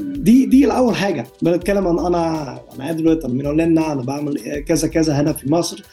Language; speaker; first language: Arabic; non-native, learner; Dutch